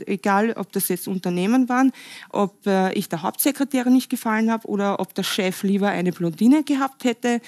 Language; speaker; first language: German; native; German